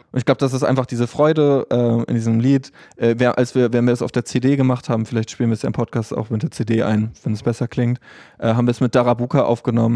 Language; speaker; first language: German; native; German